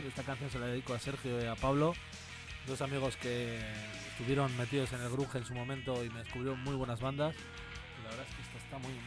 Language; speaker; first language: Spanish; native; Spanish